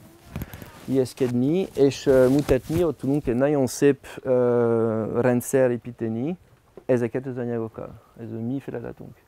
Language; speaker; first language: Hungarian; non-native, learner; French